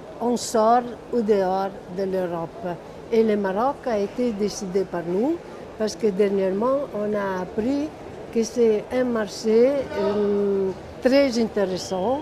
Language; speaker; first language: French; non-native, fluent; Italian